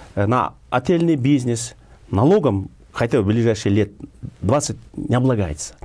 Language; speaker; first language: Russian; non-native, local second language; Kyrgyz